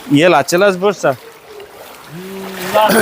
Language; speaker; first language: Romanian; non-native, learner; Bangla